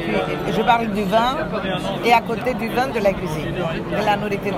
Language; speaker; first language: French; non-native, fluent; Greek